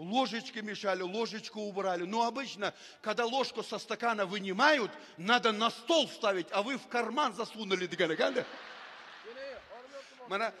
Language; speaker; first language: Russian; non-native, local second language; Uzbek